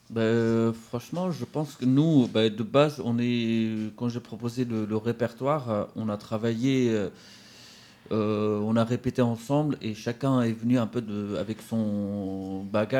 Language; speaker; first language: French; non-native, fluent; Central Kurdish